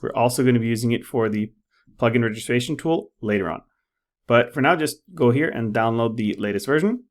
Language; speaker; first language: English; non-native, fluent; Norwegian